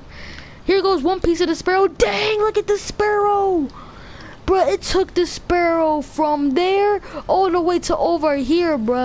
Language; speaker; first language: English; native; English